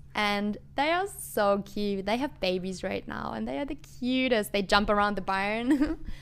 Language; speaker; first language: English; non-native, fluent; German